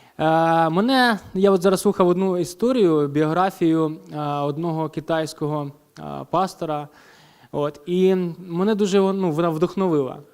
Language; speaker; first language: Ukrainian; non-native, local second language; Russian